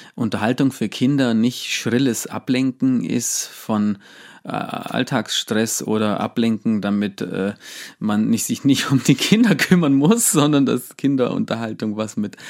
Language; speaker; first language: German; native; German